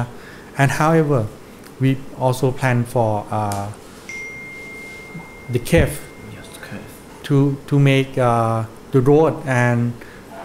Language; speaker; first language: English; non-native, learner; Thai